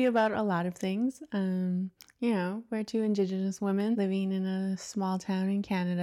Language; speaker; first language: English; native; English